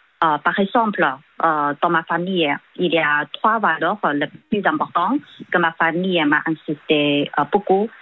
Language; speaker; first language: French; non-native, fluent; Chinese